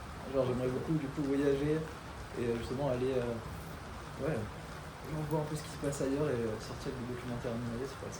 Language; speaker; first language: French; native; French